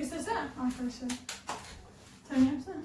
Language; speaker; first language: Turkish; non-native, learner; English